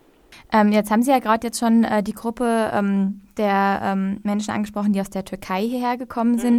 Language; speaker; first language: German; native; German